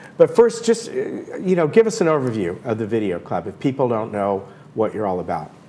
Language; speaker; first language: English; native; English